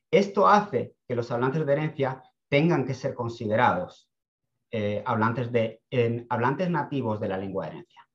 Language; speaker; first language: Spanish; native; Spanish